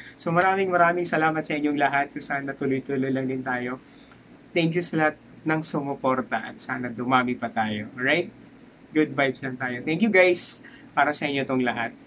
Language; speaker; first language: Filipino; non-native, local second language; Cebuano